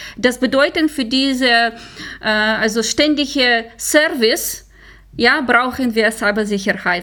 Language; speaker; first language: German; non-native, fluent; Ukrainian